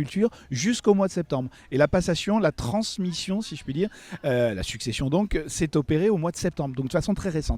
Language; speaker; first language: French; native; French